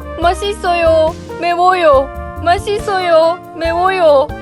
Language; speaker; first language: Korean; non-native, learner; Japanese